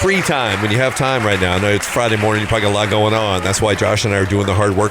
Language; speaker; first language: English; native; English